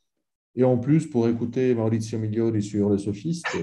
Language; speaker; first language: French; non-native, fluent; Italian